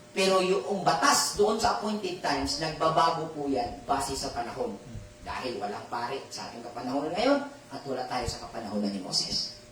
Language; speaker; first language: Filipino; non-native, local second language; Cebuano